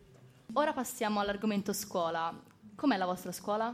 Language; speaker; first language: Italian; native; Italian